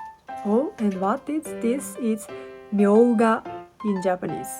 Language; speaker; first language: English; non-native, learner; Japanese